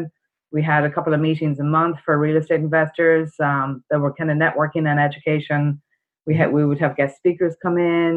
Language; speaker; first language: English; native; English